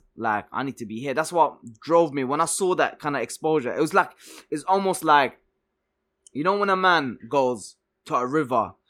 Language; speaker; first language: English; early bilingual, other home language; Arabic